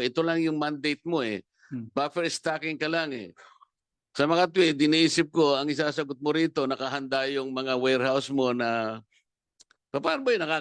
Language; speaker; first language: Filipino; non-native, local second language; Pampanga